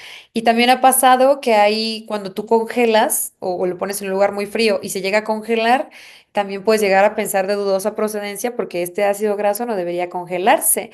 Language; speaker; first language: Spanish; native; Spanish